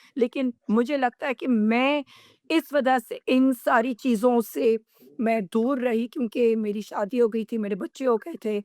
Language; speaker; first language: Urdu; native; Urdu